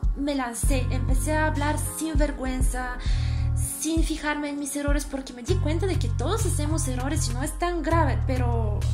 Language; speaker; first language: Spanish; non-native, fluent; Bulgarian